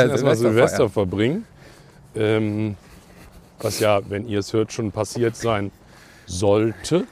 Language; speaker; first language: German; native; German